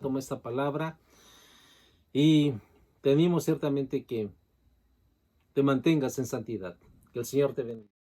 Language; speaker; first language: Spanish; native; Spanish